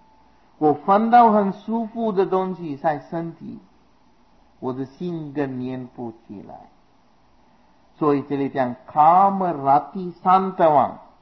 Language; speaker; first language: Chinese; non-native, fluent; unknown